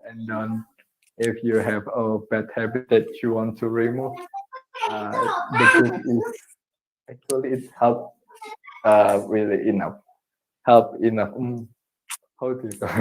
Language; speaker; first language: English; non-native, learner; Indonesian